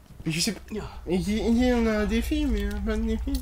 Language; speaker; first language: French; native; French